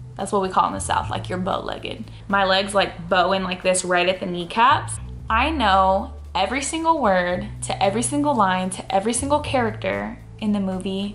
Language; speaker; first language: English; native; English